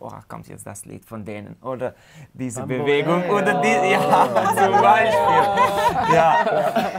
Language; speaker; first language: German; non-native, fluent; Hungarian